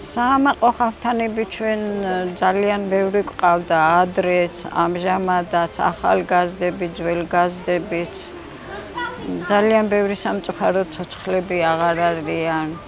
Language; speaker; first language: Georgian; non-native, local second language; Svan